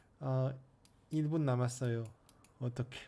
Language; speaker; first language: Korean; non-native, learner; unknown